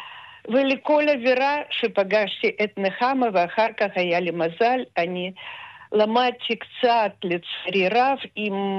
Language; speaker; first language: Hebrew; non-native, fluent; Russian